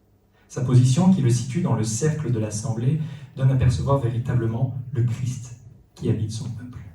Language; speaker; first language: French; native; French